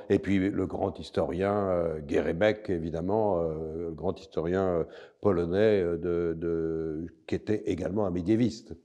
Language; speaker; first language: French; native; French